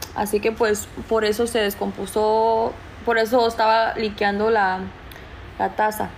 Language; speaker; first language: Spanish; early bilingual, heritage; Spanish